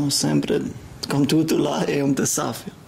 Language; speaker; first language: Portuguese; non-native, learner; German